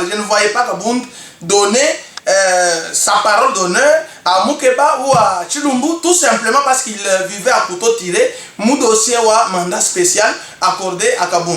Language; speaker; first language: French; non-native, local second language; Luba-Lulua